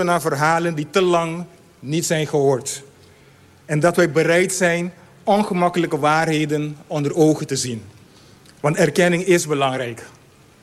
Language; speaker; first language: Dutch; non-native, fluent; Papiamento